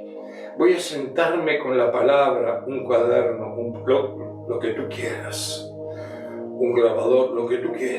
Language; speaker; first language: Spanish; native; Spanish